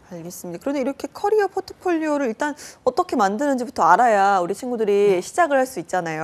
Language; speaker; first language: Korean; native; Korean